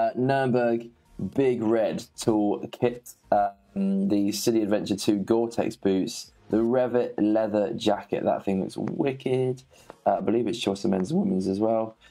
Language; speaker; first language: English; native; English